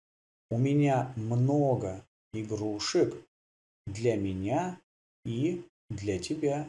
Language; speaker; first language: Russian; native; Russian